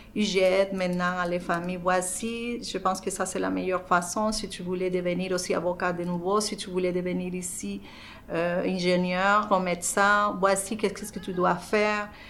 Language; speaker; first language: French; non-native, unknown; Spanish